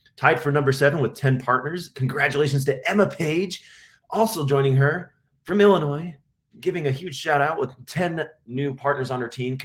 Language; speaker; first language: English; native; English